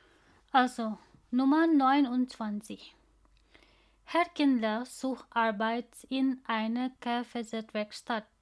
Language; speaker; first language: German; non-native, learner; Indonesian